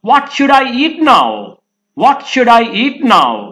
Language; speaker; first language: English; non-native, local second language; Sinhala